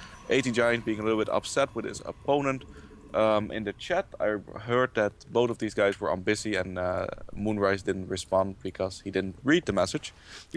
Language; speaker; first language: English; non-native, fluent; Dutch